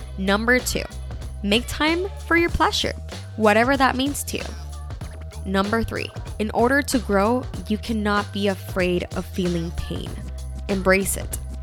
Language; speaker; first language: English; non-native, local second language; Spanish